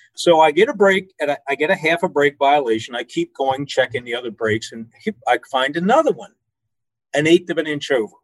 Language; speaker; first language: English; native; English